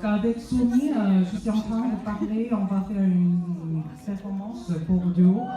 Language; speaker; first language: French; non-native, fluent; Korean